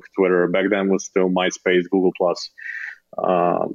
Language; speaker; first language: English; non-native, fluent; Slovenian